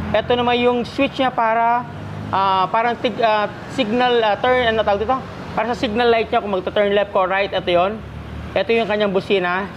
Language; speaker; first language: Filipino; non-native, local second language; Pampanga